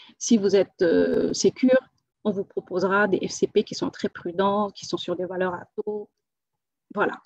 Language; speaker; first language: French; non-native, local second language; Wolof